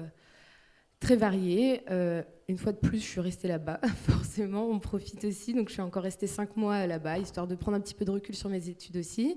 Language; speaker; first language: French; native; French